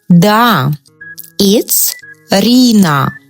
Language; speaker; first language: English; non-native, fluent; Russian